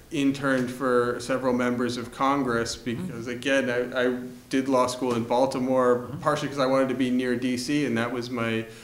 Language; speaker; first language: English; native; English